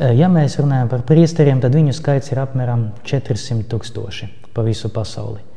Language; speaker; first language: Latvian; non-native, local second language; Russian